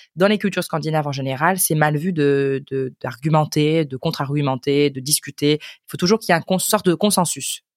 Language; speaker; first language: French; native; French